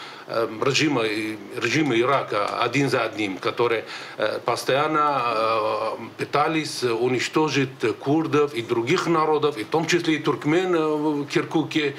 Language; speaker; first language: Russian; native; Russian